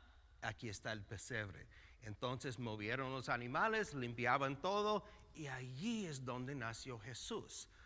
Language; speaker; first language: Spanish; non-native, fluent; English